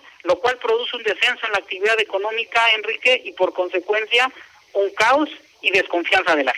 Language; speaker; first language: Spanish; native; Spanish